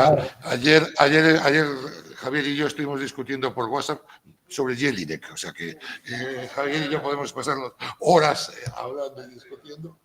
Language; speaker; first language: Spanish; native; Spanish